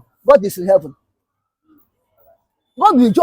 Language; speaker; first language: English; non-native, local second language; Igbo